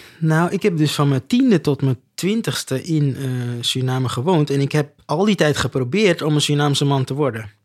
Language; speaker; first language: Dutch; native; Dutch